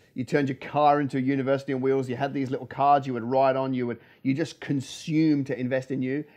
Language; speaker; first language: English; native; English